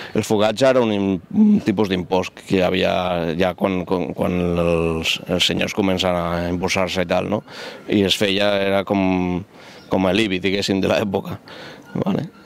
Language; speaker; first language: Catalan; non-native, local second language; Spanish